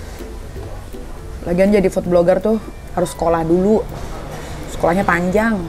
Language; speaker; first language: Indonesian; native; Indonesian